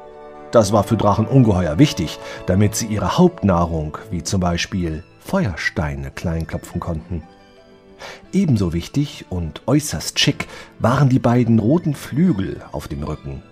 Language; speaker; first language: German; native; German